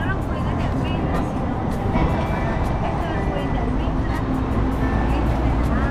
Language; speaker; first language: Spanish; native; Spanish